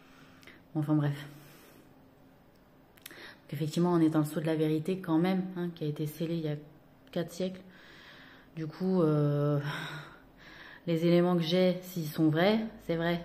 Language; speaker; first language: French; native; French